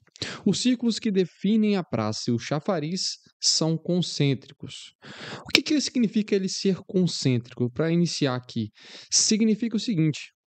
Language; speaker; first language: Portuguese; native; Portuguese